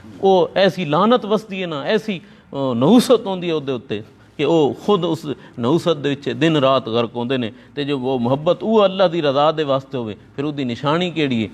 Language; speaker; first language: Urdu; non-native, local second language; Punjabi